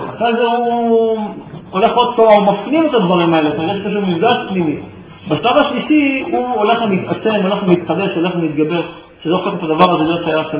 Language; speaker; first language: Hebrew; native; Hebrew